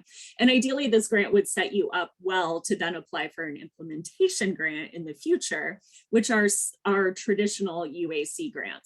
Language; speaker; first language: English; native; English